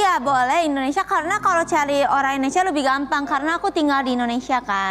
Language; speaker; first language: Indonesian; non-native, fluent; Japanese